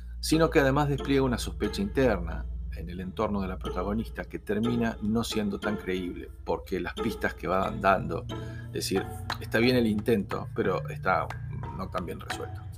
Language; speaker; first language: Spanish; native; Spanish